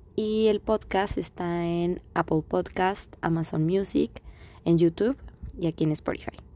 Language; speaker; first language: Spanish; native; Spanish